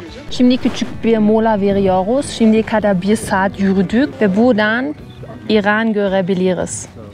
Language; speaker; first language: Turkish; non-native, learner; German